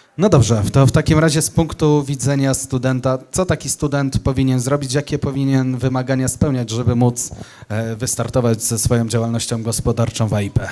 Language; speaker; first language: Polish; native; Polish